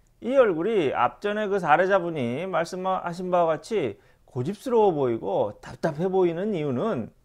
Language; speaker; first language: Korean; native; Korean